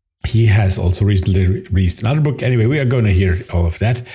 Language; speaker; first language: English; non-native, fluent; German